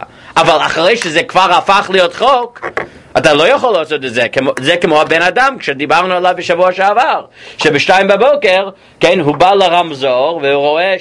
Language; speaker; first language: Hebrew; non-native, fluent; English